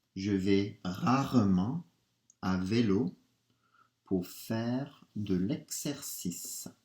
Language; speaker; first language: French; non-native, fluent; English